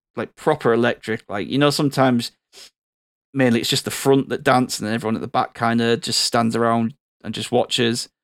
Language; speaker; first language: English; native; English